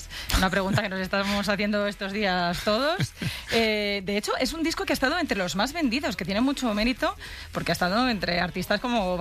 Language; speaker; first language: Spanish; native; Spanish